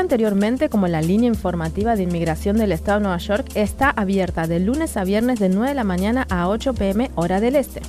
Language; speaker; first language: Spanish; native; Spanish